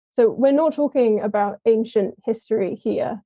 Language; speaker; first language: English; native; English